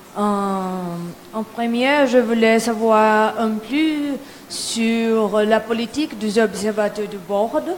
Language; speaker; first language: French; non-native, learner; Portuguese